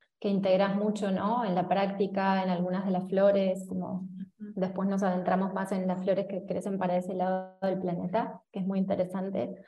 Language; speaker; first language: Spanish; native; Spanish